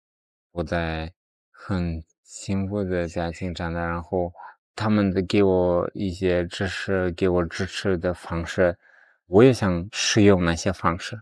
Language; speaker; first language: Chinese; non-native, fluent; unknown